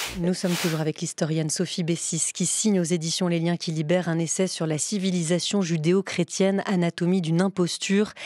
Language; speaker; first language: French; native; French